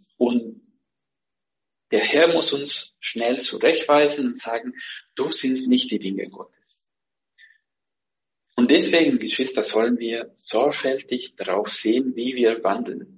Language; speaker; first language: German; non-native, fluent; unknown